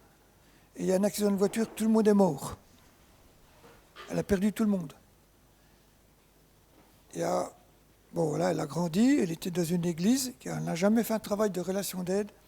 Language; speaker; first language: French; native; French